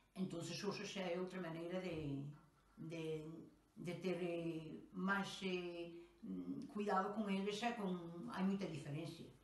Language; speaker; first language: Galician; native; Galician